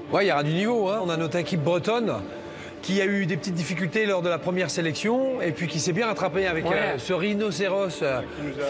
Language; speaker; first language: French; native; French